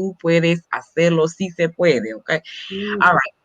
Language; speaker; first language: Spanish; non-native, learner; English